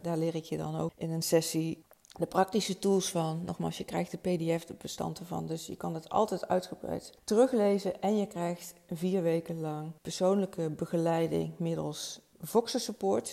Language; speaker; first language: Dutch; native; Dutch